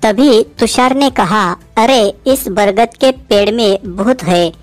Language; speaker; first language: Hindi; non-native, local second language; Marathi